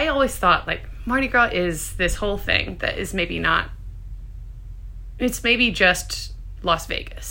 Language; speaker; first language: English; native; English